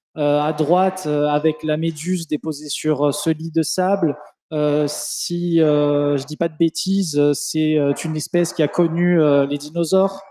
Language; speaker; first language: French; native; French